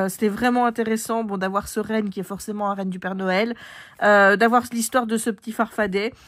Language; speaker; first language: French; native; French